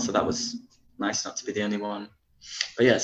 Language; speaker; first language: English; native; English